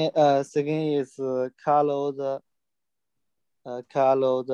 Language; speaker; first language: English; non-native, learner; Chinese